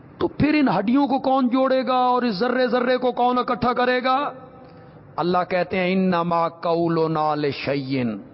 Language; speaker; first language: Urdu; non-native, local second language; Punjabi